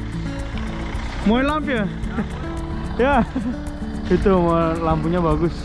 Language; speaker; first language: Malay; non-native, local second language; Javanese